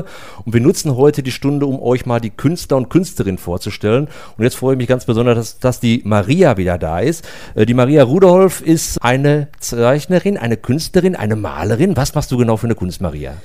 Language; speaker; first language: German; native; German